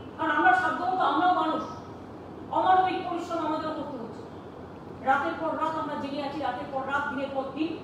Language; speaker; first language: Bangla; native; Bangla